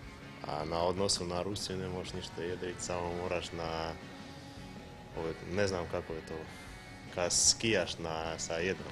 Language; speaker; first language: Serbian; non-native, learner; Russian